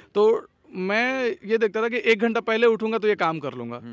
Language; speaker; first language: Hindi; native; Hindi